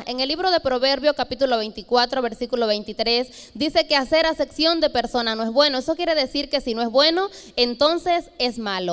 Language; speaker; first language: Spanish; native; Spanish